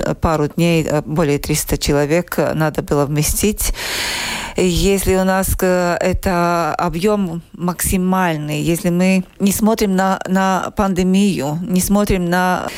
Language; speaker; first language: Russian; non-native, local second language; Latvian